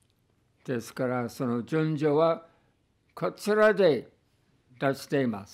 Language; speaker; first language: Japanese; non-native, fluent; English